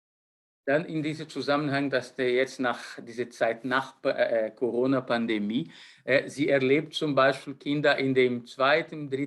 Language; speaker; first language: German; non-native, fluent; Portuguese